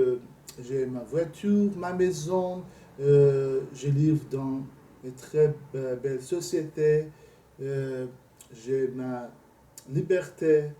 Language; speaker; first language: French; non-native, learner; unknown